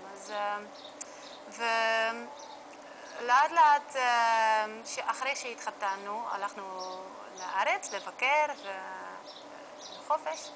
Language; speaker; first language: Hebrew; non-native, learner; Dutch